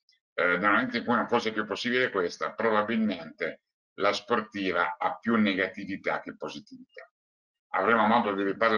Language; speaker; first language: Italian; native; Italian